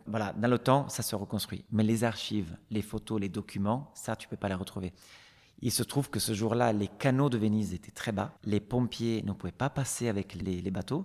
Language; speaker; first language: French; non-native, fluent; Italian